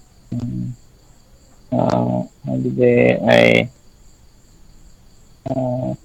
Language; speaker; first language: English; non-native, learner; Thai